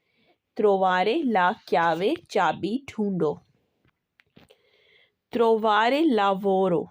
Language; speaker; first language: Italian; non-native, fluent; Urdu